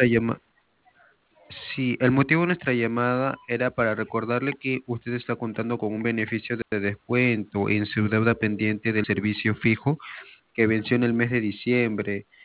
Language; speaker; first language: Spanish; native; Spanish